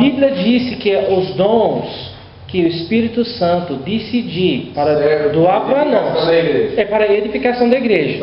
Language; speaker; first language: Portuguese; non-native, learner; English